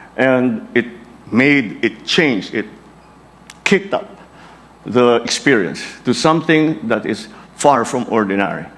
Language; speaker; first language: English; non-native, local second language; Filipino